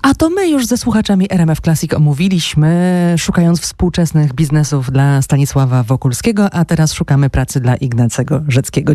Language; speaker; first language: Polish; native; Polish